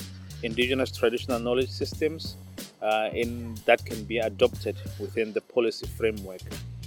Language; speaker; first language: English; non-native, local second language; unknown